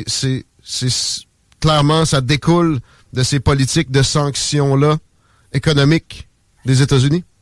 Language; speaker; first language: French; native; French